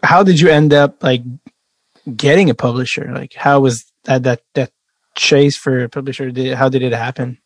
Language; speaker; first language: English; non-native, fluent; French